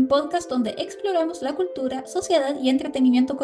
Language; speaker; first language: Spanish; native; Spanish